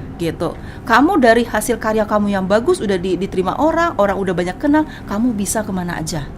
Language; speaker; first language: Indonesian; native; Indonesian